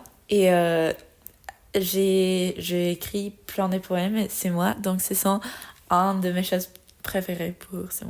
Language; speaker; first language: French; non-native, learner; Spanish